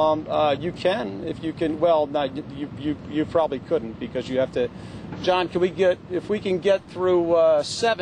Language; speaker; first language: English; native; English